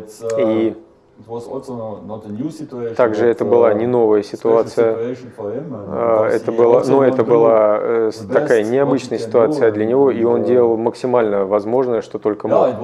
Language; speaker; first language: Russian; non-native, fluent; German